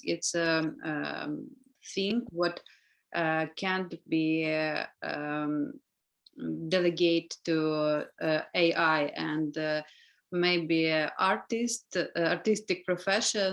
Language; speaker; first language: English; non-native, learner; Ukrainian